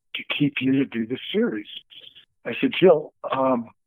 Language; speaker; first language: English; native; English